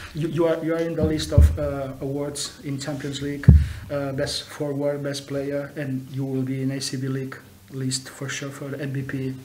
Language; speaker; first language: English; non-native, fluent; Catalan